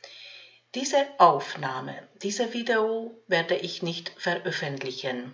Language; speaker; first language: German; non-native, fluent; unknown